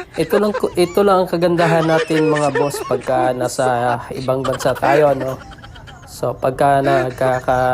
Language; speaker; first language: Filipino; non-native, local second language; Cebuano